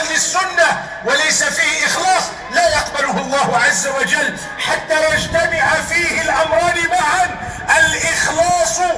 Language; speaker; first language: Arabic; native; Arabic